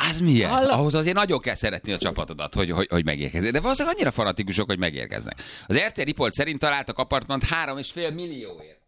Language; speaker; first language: Hungarian; native; Hungarian